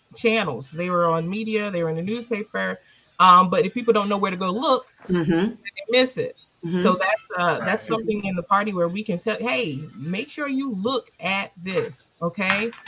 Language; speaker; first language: English; native; English